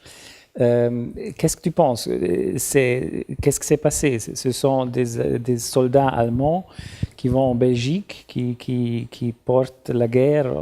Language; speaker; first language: French; non-native, learner; German